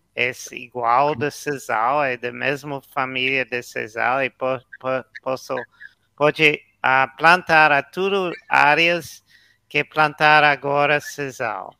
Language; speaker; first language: Portuguese; non-native, learner; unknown